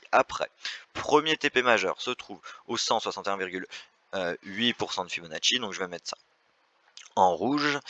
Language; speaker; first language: French; native; French